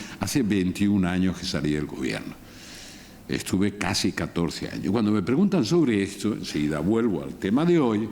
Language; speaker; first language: Spanish; native; Spanish